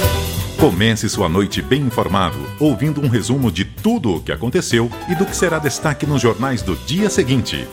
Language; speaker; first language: Portuguese; native; Portuguese